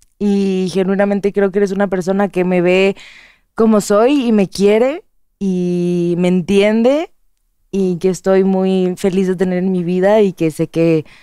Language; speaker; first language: Spanish; native; Spanish